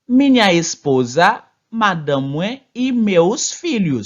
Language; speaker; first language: Portuguese; non-native, fluent; Haitian Creole